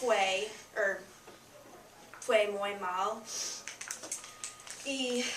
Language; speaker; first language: Spanish; non-native, learner; English